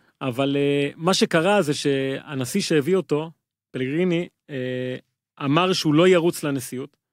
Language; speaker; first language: Hebrew; native; Hebrew